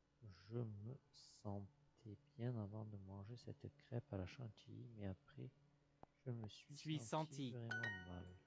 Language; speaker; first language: French; non-native, learner; English